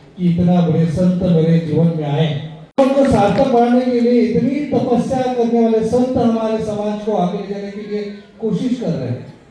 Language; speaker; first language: Hindi; non-native, local second language; Marathi